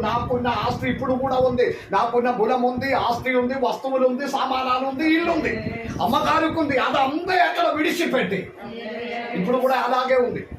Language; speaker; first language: Telugu; non-native, local second language; Malayalam